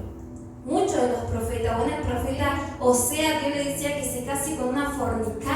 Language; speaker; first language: Spanish; native; Spanish